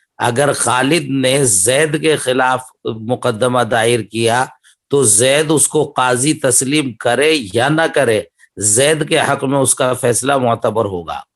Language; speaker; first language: Urdu; native; Urdu